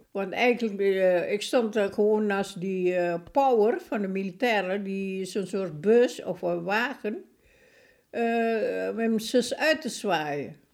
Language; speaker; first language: Dutch; non-native, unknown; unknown